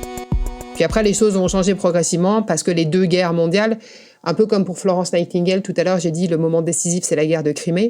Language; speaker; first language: French; native; French